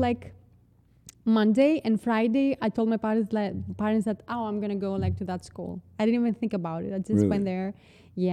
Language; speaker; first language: English; non-native, fluent; Greek